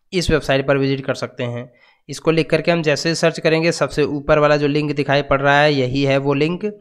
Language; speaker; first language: Hindi; native; Hindi